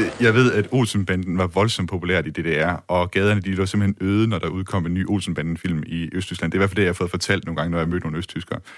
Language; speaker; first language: Danish; native; Danish